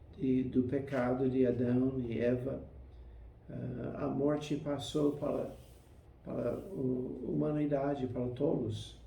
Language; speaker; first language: Portuguese; non-native, fluent; English